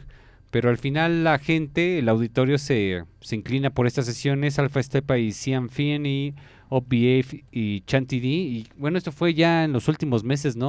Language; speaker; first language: Spanish; native; Spanish